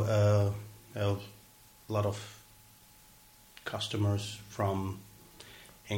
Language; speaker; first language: English; non-native, learner; Turkish